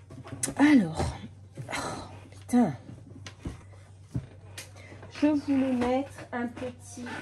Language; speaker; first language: French; native; French